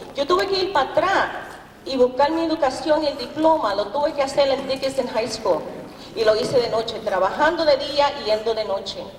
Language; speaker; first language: Spanish; early bilingual, heritage; Spanish